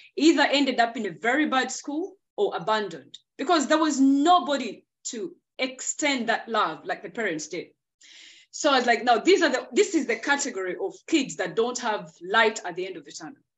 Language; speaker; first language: English; non-native, local second language; Ganda